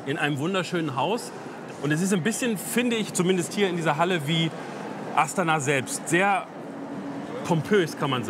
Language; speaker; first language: German; native; German